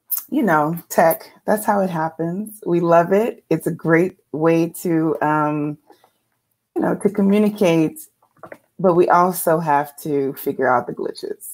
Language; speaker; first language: English; native; English